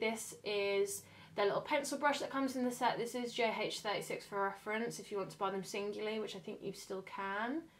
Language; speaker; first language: English; native; English